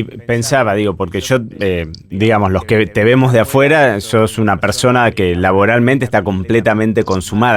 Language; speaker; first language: Spanish; native; Spanish